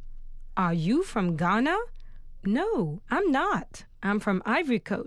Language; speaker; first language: English; non-native, fluent; French